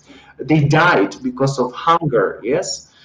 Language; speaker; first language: English; non-native, fluent; Ukrainian